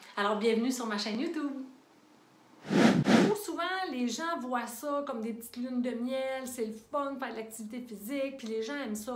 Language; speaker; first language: French; native; French